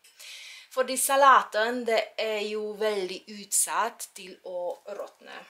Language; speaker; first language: Norwegian; non-native, fluent; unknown